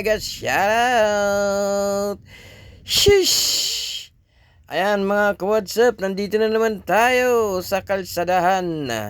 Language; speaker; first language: Filipino; native; Filipino